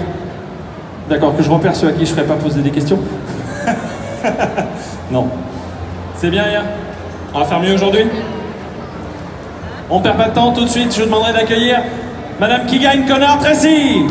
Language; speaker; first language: French; native; French